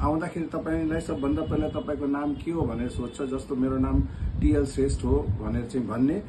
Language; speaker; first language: Nepali; native; Nepali